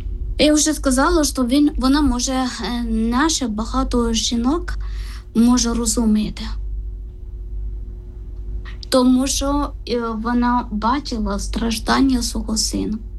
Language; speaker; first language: Ukrainian; non-native, learner; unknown